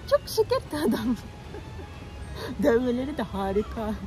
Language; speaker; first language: Turkish; non-native, learner; Russian